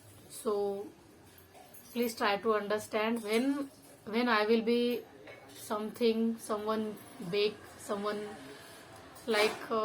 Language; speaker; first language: English; non-native, local second language; Marathi